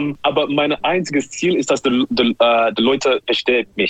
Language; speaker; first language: German; non-native, learner; English